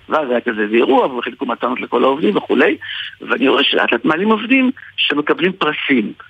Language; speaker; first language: Hebrew; native; Hebrew